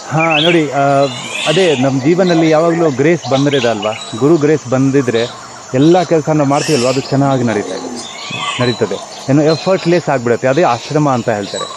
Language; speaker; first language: Kannada; non-native, fluent; Hindi